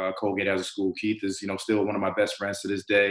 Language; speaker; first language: English; native; English